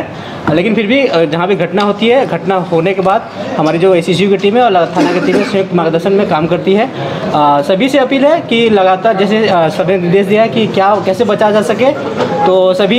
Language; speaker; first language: Hindi; native; Hindi